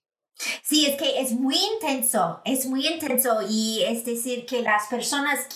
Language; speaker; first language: Spanish; non-native, fluent; English